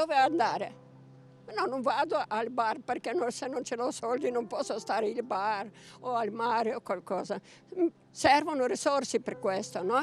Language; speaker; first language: Italian; non-native, learner; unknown